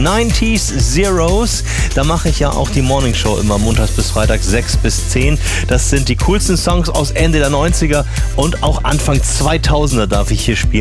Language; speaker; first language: German; native; German